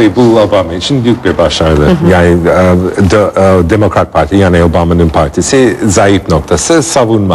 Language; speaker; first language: Turkish; non-native, fluent; English